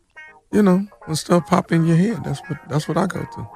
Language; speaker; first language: English; native; English